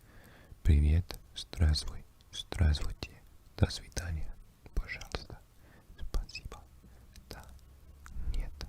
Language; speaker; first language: Russian; non-native, learner; English